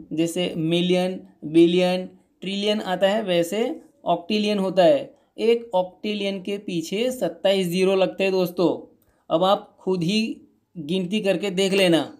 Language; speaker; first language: Hindi; non-native, local second language; Gujarati